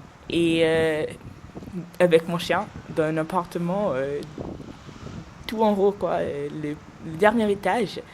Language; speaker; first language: French; non-native, learner; English